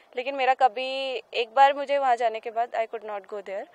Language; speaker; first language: Hindi; native; Hindi